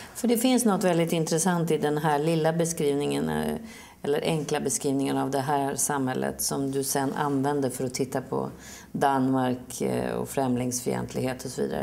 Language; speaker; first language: Swedish; native; Swedish